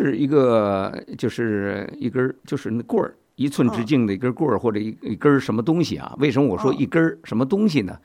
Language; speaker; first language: Chinese; native; Chinese